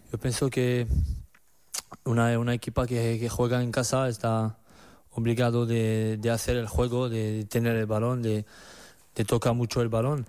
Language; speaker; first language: Spanish; non-native, learner; French